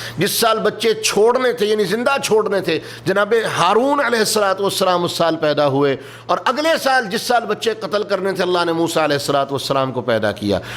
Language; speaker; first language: Urdu; native; Urdu